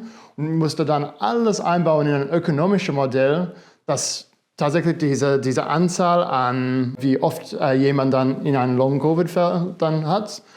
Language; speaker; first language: German; non-native, fluent; English